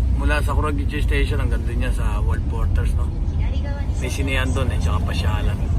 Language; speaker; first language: Filipino; native; Filipino